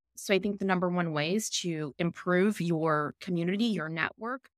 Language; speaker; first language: English; native; English